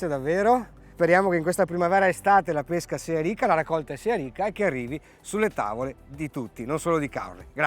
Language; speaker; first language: Italian; native; Italian